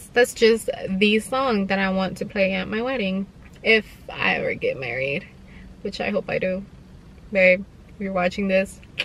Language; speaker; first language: English; early bilingual, other home language; Spanish